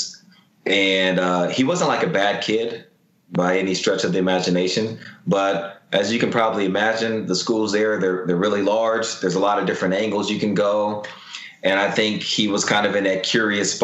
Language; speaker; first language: English; native; English